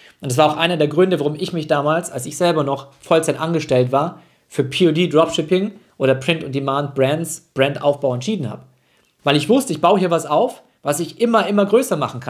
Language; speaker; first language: German; native; German